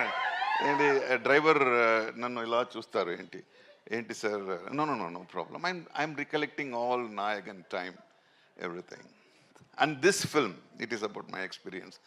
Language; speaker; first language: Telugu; non-native, local second language; Tamil